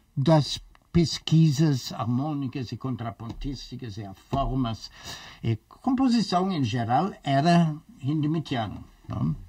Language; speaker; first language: Portuguese; non-native, fluent; German